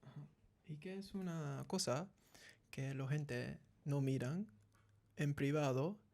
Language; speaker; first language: Spanish; early bilingual, heritage; English